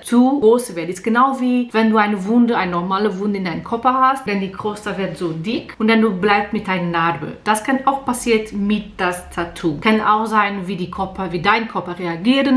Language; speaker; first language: German; non-native, learner; Portuguese